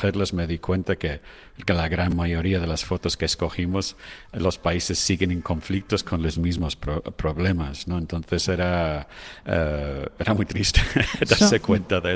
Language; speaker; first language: Spanish; non-native, fluent; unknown